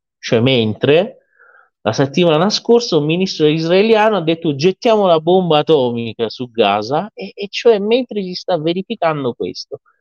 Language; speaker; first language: Italian; non-native, fluent; Persian